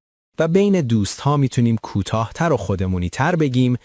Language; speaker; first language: Persian; native; Persian